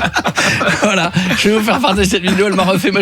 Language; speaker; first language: French; native; French